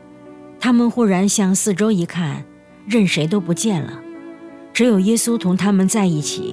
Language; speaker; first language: Chinese; native; Chinese